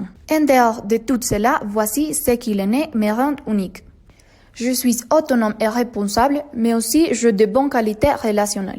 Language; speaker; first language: French; non-native, learner; Spanish